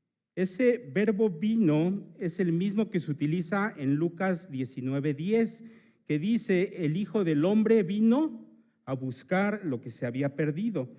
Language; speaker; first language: Spanish; native; Spanish